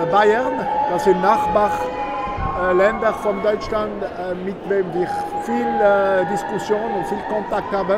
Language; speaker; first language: German; non-native, local second language; French